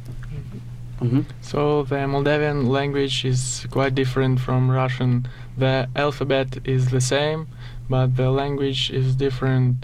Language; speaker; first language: English; non-native, learner; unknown